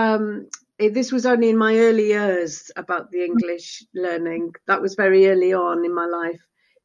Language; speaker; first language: English; early bilingual, other home language; Spanish